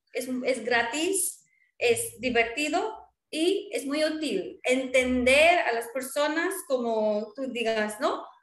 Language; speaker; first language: Spanish; non-native, fluent; Marwari